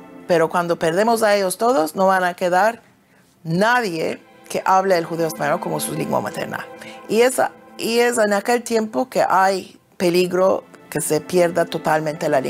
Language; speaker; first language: Spanish; early bilingual, heritage; Ladino